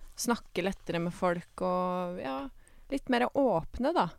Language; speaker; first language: Norwegian; native; Norwegian